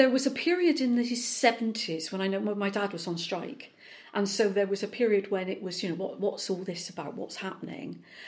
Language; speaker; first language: English; native; English